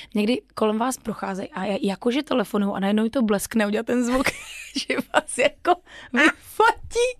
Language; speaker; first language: Czech; non-native, local second language; Polish